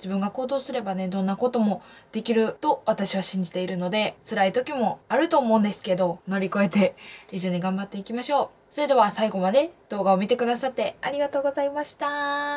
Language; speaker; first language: Japanese; native; Japanese